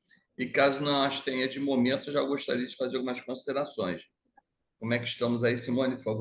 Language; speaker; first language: Portuguese; native; Portuguese